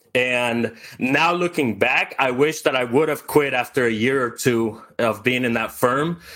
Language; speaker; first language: English; early bilingual, other home language; Spanish